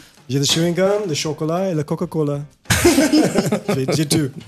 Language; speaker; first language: French; non-native, fluent; English